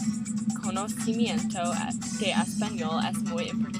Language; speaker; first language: Spanish; non-native, learner; English